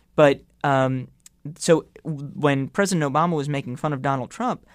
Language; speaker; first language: English; native; English